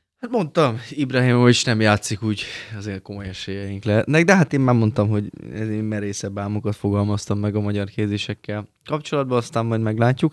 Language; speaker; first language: Hungarian; native; Hungarian